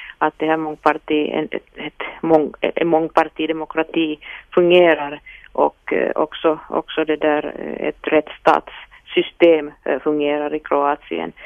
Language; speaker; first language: Swedish; non-native, local second language; Finnish